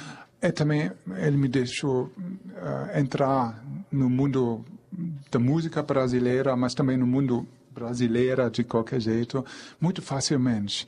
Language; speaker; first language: Portuguese; non-native, fluent; German